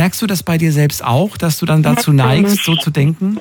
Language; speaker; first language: German; native; German